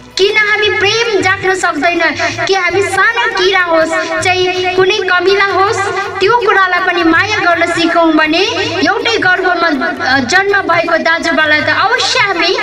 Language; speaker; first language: Nepali; non-native, local second language; Limbu